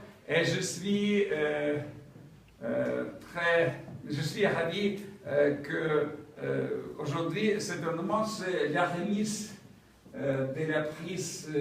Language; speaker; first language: French; non-native, fluent; Ukrainian